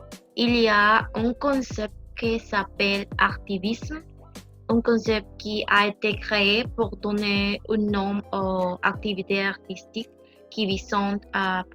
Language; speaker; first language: French; non-native, learner; Spanish